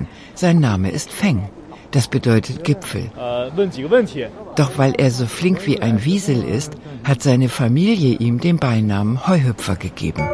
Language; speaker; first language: German; native; German